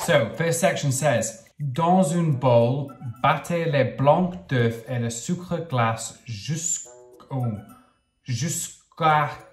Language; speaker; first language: French; non-native, learner; English